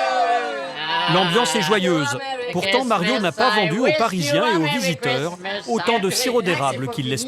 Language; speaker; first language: French; native; French